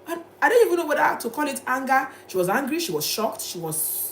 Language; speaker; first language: English; non-native, local second language; Yoruba